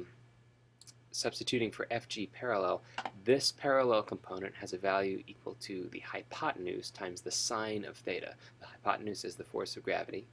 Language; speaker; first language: English; native; English